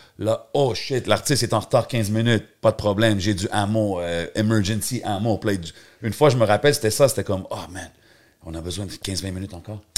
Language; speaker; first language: French; native; French